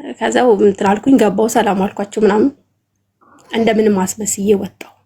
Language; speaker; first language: Amharic; non-native, local second language; Oromo